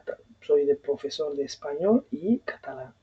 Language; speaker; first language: Spanish; non-native, learner; Somali